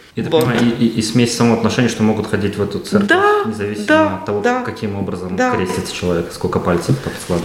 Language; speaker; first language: Russian; native; Russian